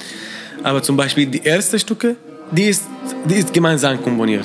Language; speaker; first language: German; non-native, learner; Arabic